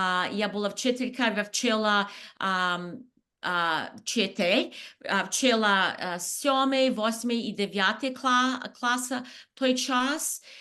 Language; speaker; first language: Ukrainian; early bilingual, heritage; Ukrainian